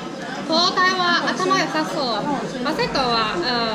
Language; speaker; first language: Japanese; non-native, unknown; Chinese